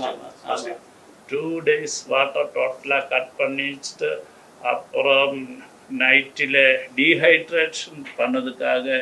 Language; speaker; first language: Tamil; non-native, learner; Malayalam